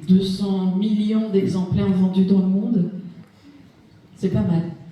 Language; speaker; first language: French; native; French